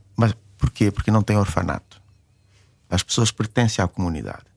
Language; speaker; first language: Portuguese; non-native, local second language; Kabuverdianu